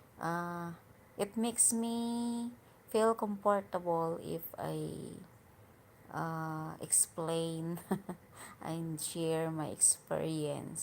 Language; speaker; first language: English; non-native, learner; Hiligaynon